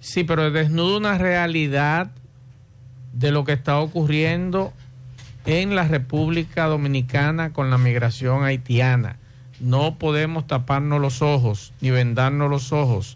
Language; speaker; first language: Spanish; native; Spanish